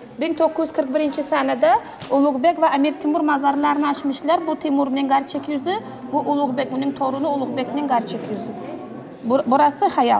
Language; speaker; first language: Turkish; non-native, learner; Uzbek